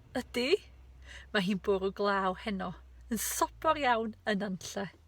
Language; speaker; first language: Welsh; native; Welsh